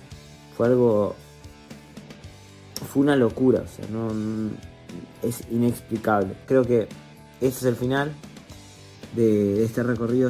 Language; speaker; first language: Spanish; native; Spanish